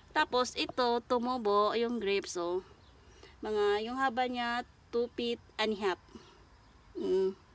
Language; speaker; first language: Filipino; non-native, local second language; Cebuano